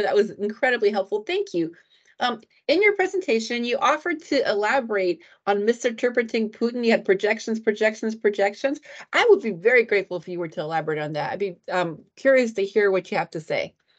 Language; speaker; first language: English; early bilingual, other home language; Ukrainian